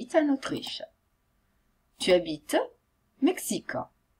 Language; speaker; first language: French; non-native, fluent; Italian